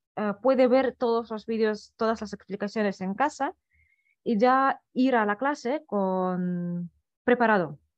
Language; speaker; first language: Spanish; non-native, fluent; Russian